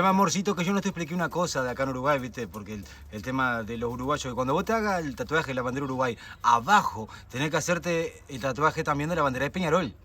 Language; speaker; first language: Spanish; native; Spanish